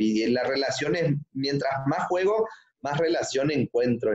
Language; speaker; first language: Spanish; native; Spanish